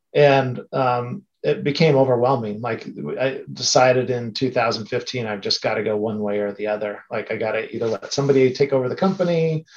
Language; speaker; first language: English; native; English